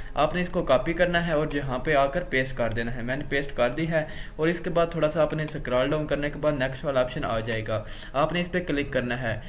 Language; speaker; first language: Urdu; non-native, local second language; Punjabi